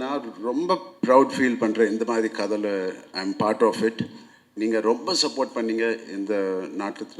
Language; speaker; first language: Tamil; non-native, local second language; Telugu